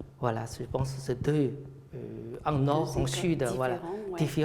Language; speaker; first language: French; non-native, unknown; Chinese